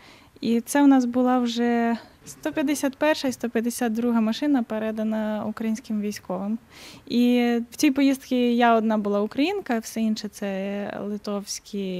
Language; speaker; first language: Ukrainian; native; Ukrainian